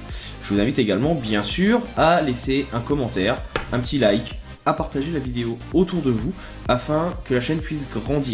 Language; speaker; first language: French; native; French